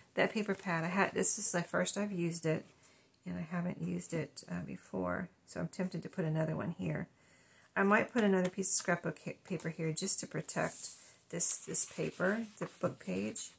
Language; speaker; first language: English; native; English